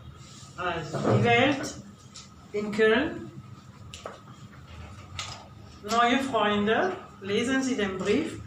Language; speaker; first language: German; non-native, fluent; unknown